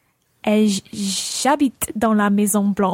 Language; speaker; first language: French; non-native, learner; English